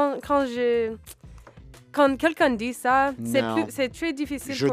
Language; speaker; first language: French; non-native, learner; English